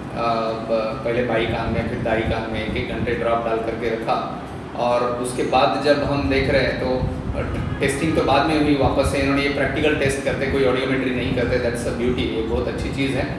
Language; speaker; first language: Hindi; non-native, local second language; Marathi